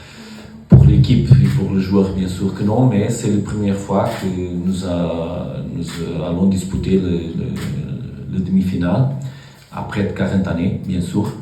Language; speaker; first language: French; non-native, learner; Portuguese